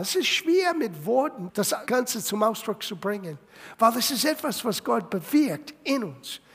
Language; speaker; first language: German; non-native, fluent; English